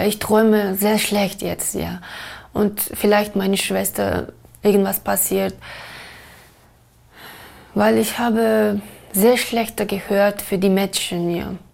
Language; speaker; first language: German; non-native, learner; Uyghur